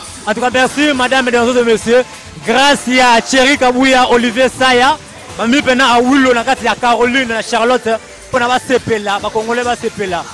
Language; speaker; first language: French; non-native, local second language; Lingala